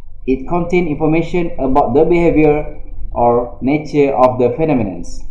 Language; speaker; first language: English; non-native, local second language; Malay